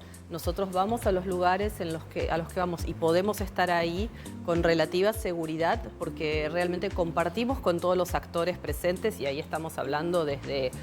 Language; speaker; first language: Spanish; native; Spanish